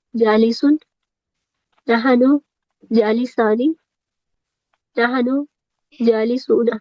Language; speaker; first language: Arabic; non-native, learner; Urdu